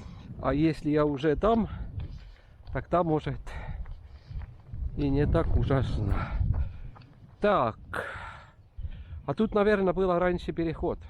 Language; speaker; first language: Russian; non-native, local second language; Estonian